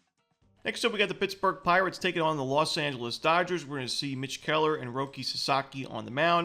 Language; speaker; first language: English; native; English